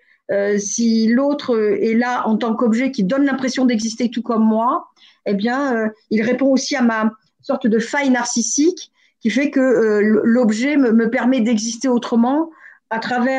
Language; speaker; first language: French; native; French